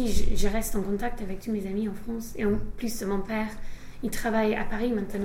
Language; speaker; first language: French; non-native, fluent; English